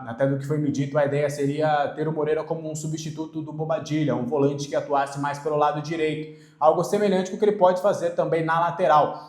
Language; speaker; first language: Portuguese; native; Portuguese